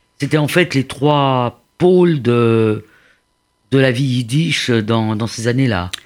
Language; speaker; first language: French; native; French